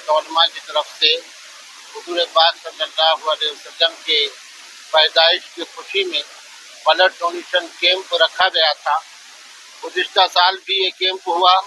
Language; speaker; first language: Urdu; native; Urdu